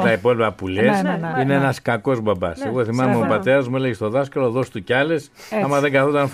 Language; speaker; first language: Greek; native; Greek